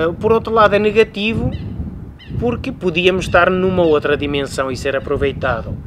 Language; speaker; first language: Portuguese; native; Portuguese